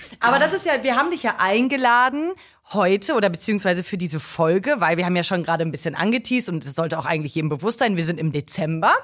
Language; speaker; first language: German; native; German